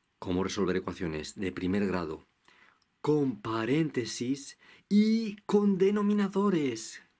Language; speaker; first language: Spanish; native; Spanish